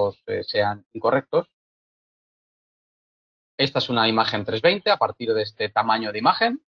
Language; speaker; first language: Spanish; native; Spanish